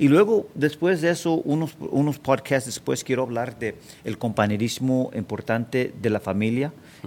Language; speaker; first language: Spanish; early bilingual, heritage; Spanish